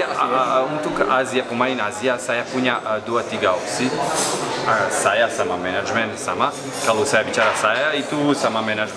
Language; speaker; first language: Indonesian; non-native, learner; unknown